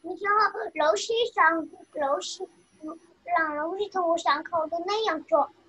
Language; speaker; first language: Chinese; early bilingual, other home language; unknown